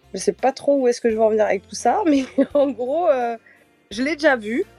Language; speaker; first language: French; early bilingual, heritage; French